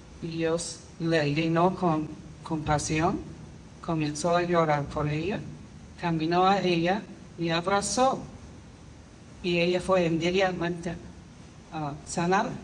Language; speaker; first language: Spanish; non-native, fluent; English